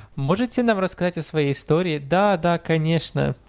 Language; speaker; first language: Russian; non-native, fluent; Arabic